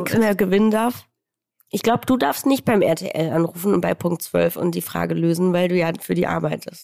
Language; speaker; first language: German; native; German